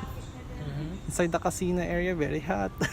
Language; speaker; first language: English; non-native, learner; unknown